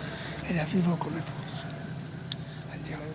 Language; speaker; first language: Italian; non-native, fluent; Spanish